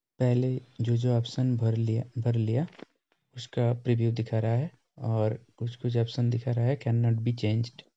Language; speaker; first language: Hindi; non-native, local second language; Bangla